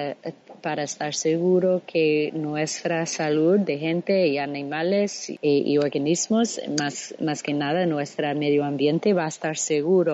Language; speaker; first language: Spanish; non-native, fluent; English